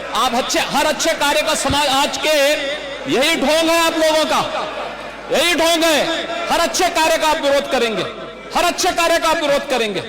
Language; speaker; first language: Hindi; native; Hindi